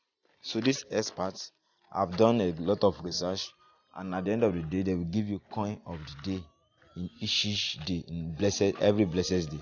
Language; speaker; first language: English; non-native, local second language; Yoruba